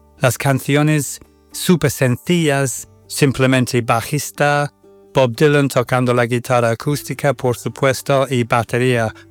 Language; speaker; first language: Spanish; non-native, fluent; English